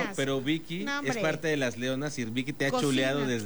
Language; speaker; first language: Spanish; native; Spanish